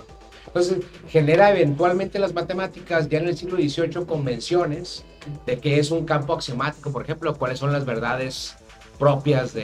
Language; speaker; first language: Spanish; native; Spanish